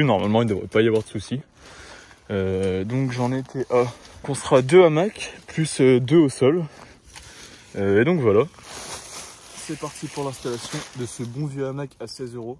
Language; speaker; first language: French; native; French